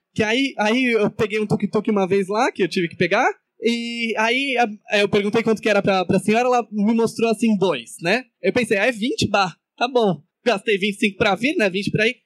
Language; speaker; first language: Portuguese; native; Portuguese